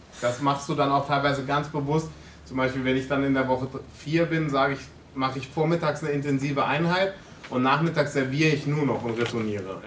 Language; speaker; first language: German; native; German